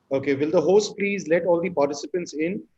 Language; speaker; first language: English; non-native, local second language; Hindi